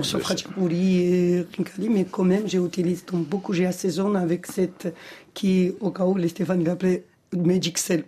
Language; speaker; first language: French; non-native, fluent; Georgian